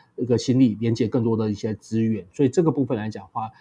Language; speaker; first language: Chinese; native; Chinese